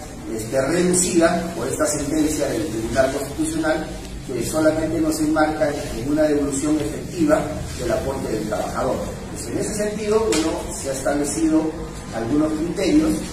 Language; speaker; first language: Spanish; native; Spanish